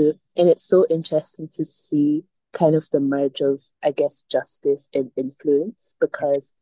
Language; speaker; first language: English; native; English